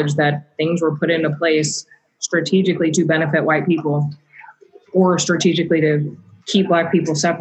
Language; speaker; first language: English; native; English